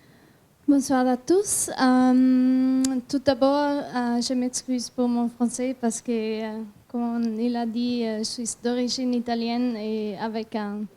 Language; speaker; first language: French; non-native, learner; German